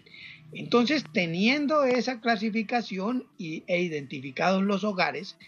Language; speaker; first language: Spanish; native; Spanish